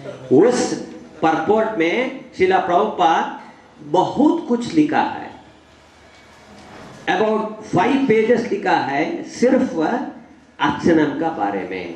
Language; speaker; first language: Hindi; non-native, learner; English